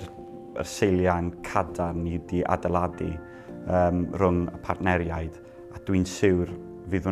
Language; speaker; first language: Welsh; non-native, local second language; English